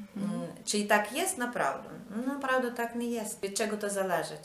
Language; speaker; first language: Polish; non-native, learner; Ukrainian